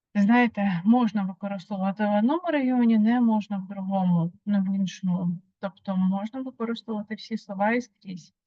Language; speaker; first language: Ukrainian; native; Ukrainian